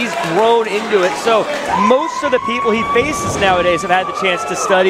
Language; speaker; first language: English; native; English